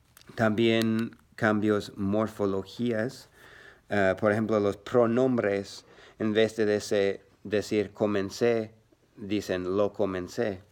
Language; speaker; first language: Spanish; non-native, learner; English